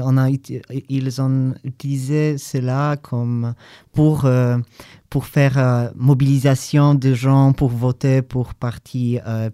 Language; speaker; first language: French; non-native, learner; Polish